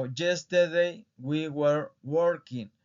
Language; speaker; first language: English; non-native, fluent; Spanish